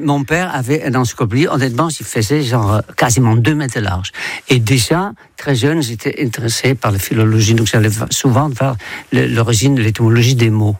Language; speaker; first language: French; non-native, fluent; Dutch